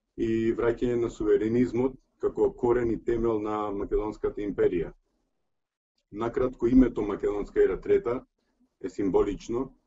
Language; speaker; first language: Macedonian; early bilingual, heritage; Macedonian